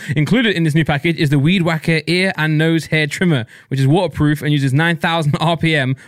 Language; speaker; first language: English; native; English